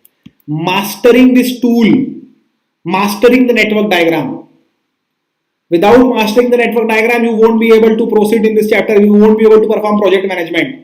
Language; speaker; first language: English; non-native, local second language; Hindi